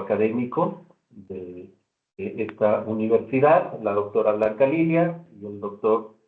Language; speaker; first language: Spanish; native; Spanish